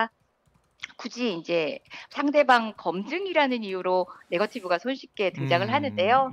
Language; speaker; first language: Korean; native; Korean